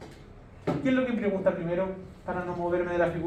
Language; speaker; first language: Spanish; native; Spanish